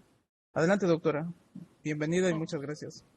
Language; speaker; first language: Spanish; native; Spanish